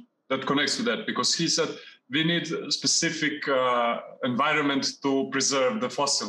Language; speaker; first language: English; non-native, fluent; Serbian